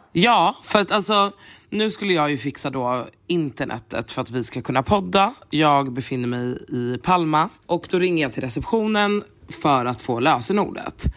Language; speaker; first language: Swedish; native; Swedish